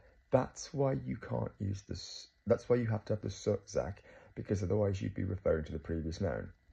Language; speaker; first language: English; native; English